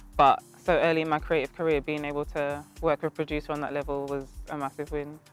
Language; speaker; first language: English; native; English